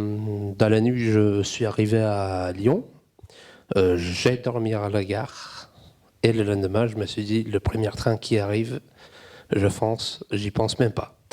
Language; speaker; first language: French; non-native, fluent; Albanian